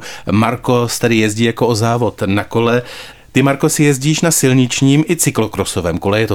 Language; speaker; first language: Czech; native; Czech